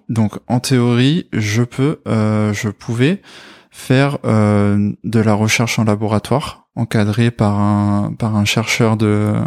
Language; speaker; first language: French; native; French